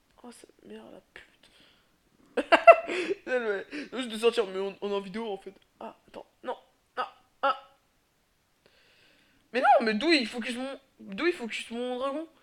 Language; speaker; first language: French; native; French